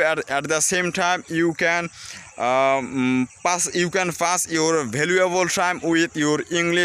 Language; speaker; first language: English; non-native, learner; Bangla